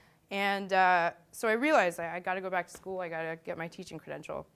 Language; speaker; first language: English; native; English